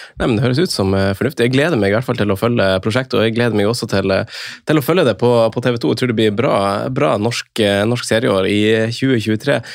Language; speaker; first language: Norwegian; native; Norwegian